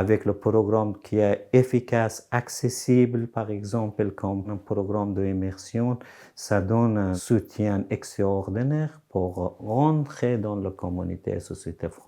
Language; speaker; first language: French; non-native, fluent; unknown